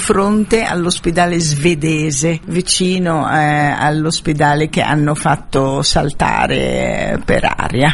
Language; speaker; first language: Italian; non-native, fluent; Arabic